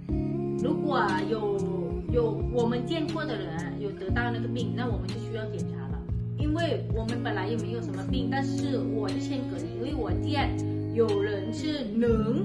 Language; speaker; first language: Chinese; non-native, fluent; Thai